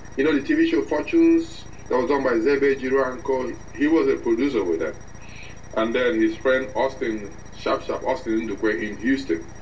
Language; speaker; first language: English; non-native, local second language; Igbo